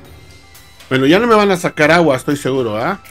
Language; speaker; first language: Spanish; native; Spanish